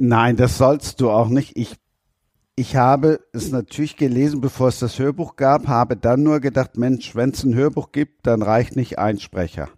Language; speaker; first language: German; native; German